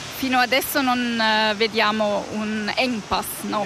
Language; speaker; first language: Italian; non-native, fluent; German